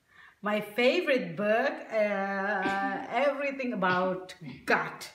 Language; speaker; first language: English; non-native, learner; Indonesian